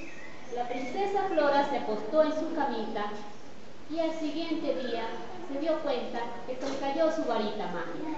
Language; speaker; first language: Spanish; native; Spanish